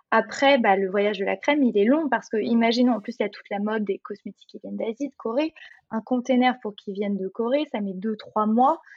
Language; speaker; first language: French; native; French